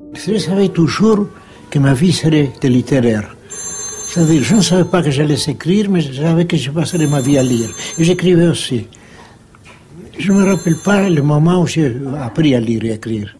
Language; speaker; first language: French; non-native, fluent; Spanish